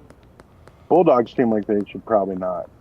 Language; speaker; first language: English; native; English